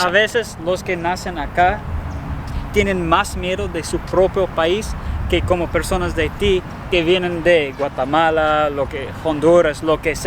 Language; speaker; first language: Spanish; non-native, learner; English